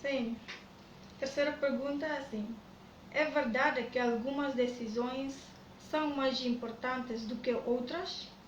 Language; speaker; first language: Portuguese; non-native, learner; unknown